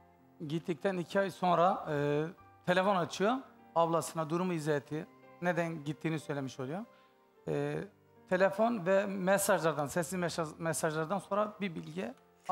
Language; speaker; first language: Turkish; native; Turkish